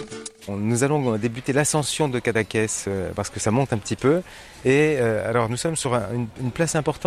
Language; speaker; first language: French; native; French